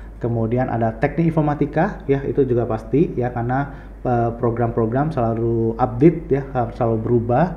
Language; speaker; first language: Indonesian; native; Indonesian